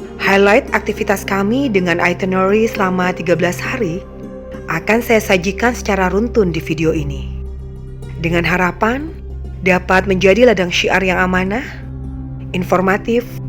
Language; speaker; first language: Indonesian; native; Indonesian